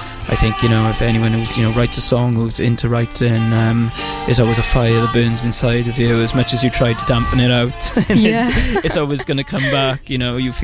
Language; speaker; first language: English; native; English